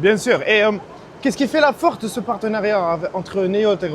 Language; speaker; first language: French; non-native, local second language; Arabic